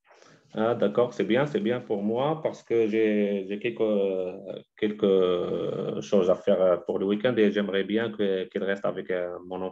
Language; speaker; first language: French; non-native, learner; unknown